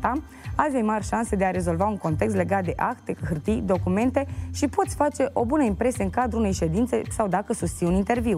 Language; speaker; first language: Romanian; native; Romanian